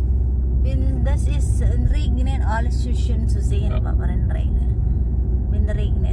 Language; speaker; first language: German; non-native, learner; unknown